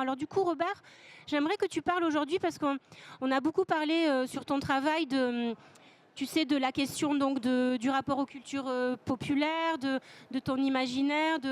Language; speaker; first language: French; native; French